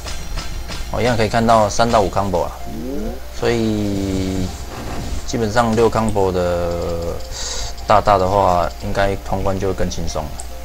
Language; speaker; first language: Chinese; native; Chinese